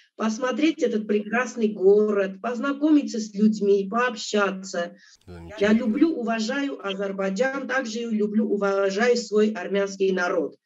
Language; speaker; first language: Russian; non-native, local second language; Armenian